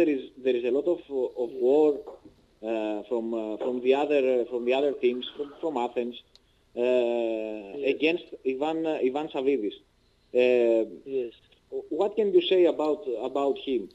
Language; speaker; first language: English; non-native, learner; Greek